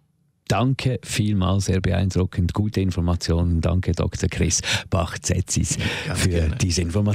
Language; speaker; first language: German; native; German